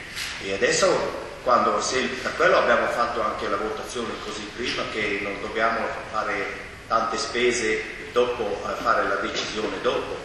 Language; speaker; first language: Italian; non-native, local second language; German